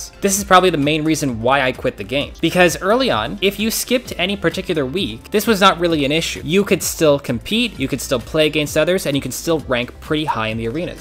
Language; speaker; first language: English; native; English